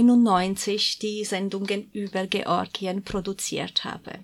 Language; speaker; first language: German; non-native, fluent; Georgian